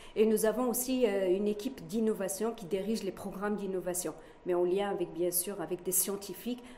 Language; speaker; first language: French; non-native, local second language; Arabic